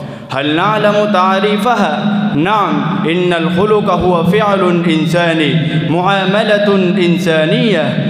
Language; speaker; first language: Arabic; non-native, learner; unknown